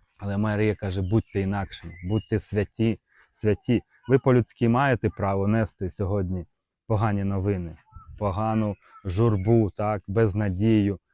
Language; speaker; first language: Ukrainian; non-native, local second language; Russian